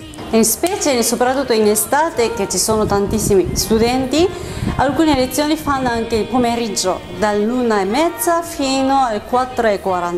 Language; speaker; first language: Italian; non-native, fluent; Japanese